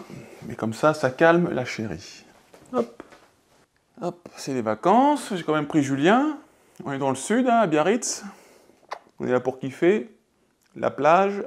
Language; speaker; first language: French; native; French